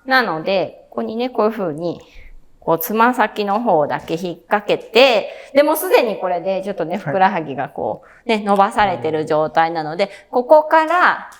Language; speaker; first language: Japanese; native; Japanese